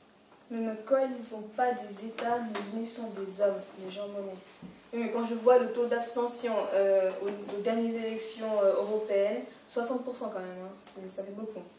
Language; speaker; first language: French; native; French